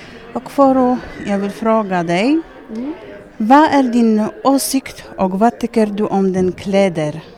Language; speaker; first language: Swedish; non-native, learner; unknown